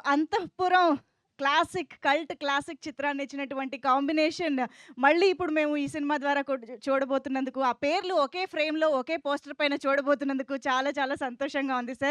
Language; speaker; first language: Telugu; native; Telugu